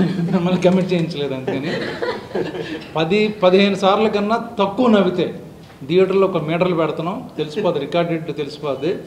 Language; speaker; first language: Telugu; native; Telugu